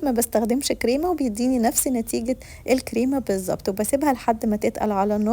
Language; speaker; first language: Arabic; native; Arabic